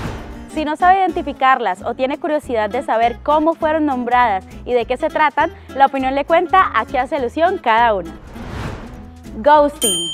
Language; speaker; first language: Spanish; native; Spanish